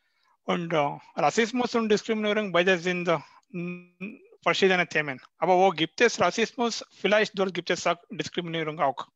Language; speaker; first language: German; non-native, learner; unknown